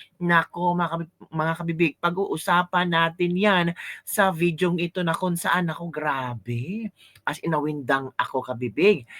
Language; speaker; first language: Filipino; non-native, local second language; Cebuano